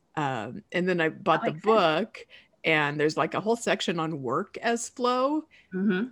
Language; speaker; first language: English; native; English